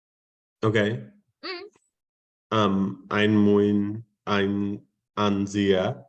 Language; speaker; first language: Vietnamese; non-native, learner; English